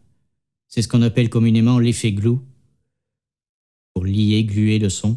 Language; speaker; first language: French; native; French